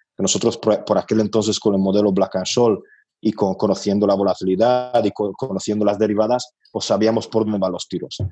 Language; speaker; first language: Spanish; non-native, fluent; Hungarian